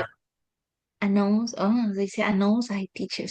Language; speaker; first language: English; non-native, learner; Spanish